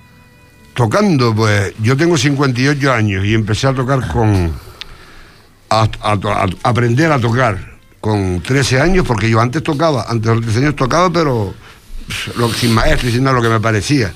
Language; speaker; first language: Spanish; native; Spanish